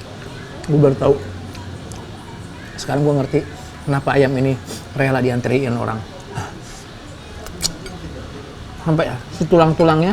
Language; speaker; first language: Indonesian; native; Indonesian